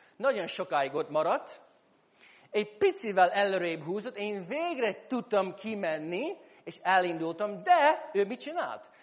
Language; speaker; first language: Hungarian; non-native, fluent; English